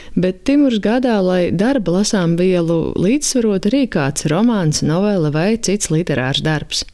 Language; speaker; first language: Latvian; native; Latvian